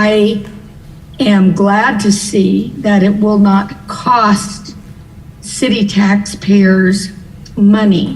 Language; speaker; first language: English; native; English